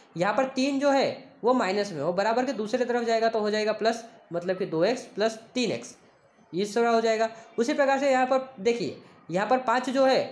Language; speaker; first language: Hindi; non-native, local second language; Gujarati